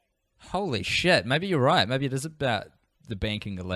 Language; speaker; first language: English; native; English